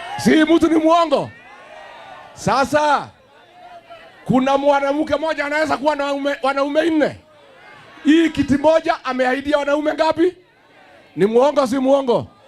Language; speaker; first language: Swahili; non-native, local second language; Kikuyu